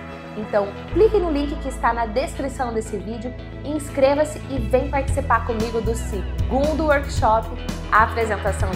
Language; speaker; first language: Portuguese; native; Portuguese